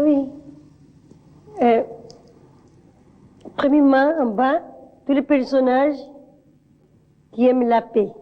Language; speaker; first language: French; non-native, learner; Spanish